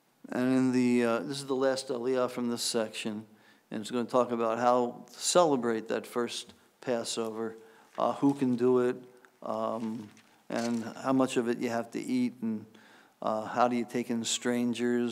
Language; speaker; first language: English; native; English